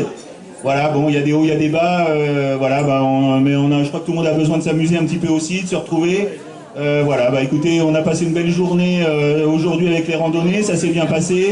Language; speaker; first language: French; native; French